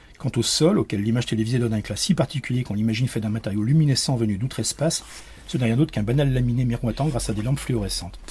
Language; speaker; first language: French; native; French